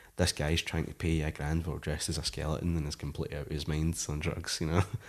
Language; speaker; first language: English; native; English